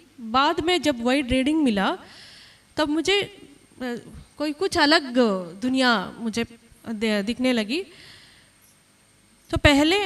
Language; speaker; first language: Hindi; non-native, local second language; Kannada